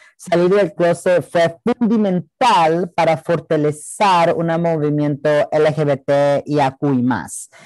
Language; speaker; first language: Spanish; early bilingual, heritage; Spanish